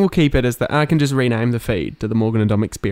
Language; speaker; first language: English; native; English